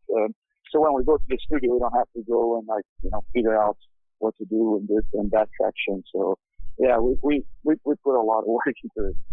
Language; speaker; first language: English; non-native, fluent; Portuguese